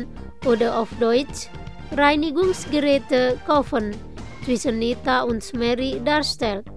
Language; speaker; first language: German; non-native, fluent; Indonesian